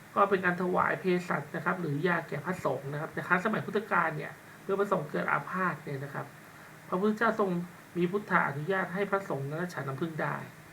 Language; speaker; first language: Thai; native; Thai